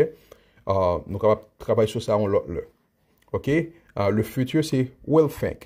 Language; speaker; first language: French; non-native, local second language; Haitian Creole